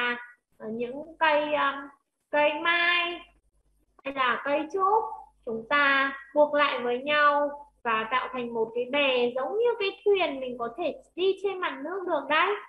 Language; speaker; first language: Vietnamese; native; Vietnamese